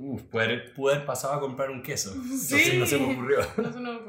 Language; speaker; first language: Spanish; native; Spanish